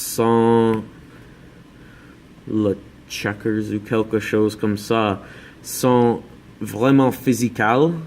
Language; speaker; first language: French; non-native, learner; English